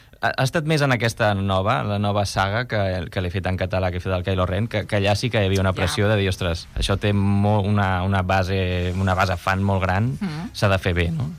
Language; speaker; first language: Catalan; non-native, local second language; Spanish